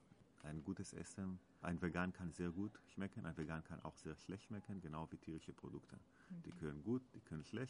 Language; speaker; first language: German; non-native, learner; Hebrew